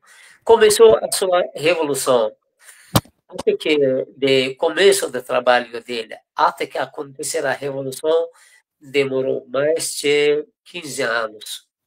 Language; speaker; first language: Portuguese; non-native, fluent; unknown